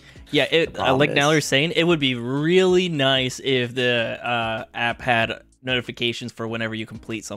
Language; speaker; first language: English; native; English